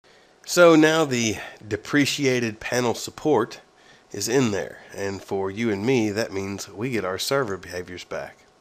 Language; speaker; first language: English; native; English